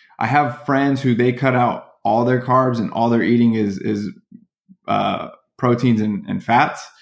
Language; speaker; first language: English; native; English